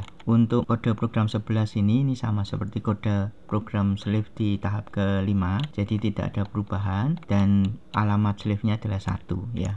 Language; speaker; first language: Indonesian; native; Indonesian